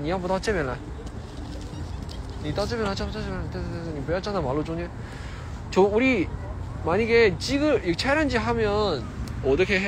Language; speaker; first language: Korean; non-native, fluent; Chinese